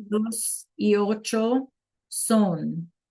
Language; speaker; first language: Spanish; non-native, fluent; English